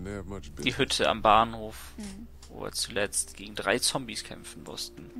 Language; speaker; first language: German; native; German